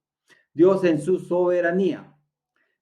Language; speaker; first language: Spanish; native; Spanish